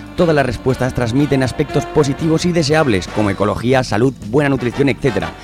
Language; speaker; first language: Spanish; native; Spanish